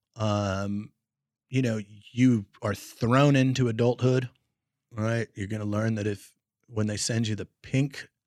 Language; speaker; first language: English; native; English